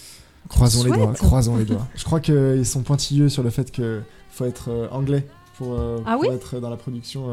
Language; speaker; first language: French; native; French